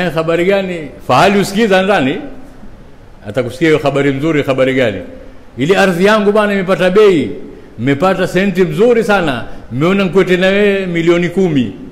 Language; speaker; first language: Swahili; native; Swahili